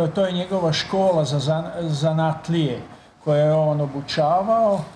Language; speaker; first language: Serbian; native; Serbian